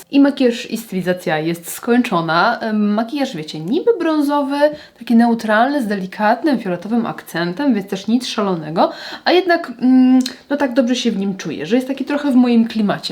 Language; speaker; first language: Polish; native; Polish